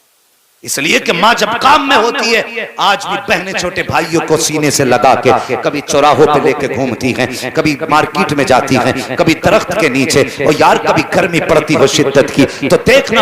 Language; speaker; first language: Hindi; native; Hindi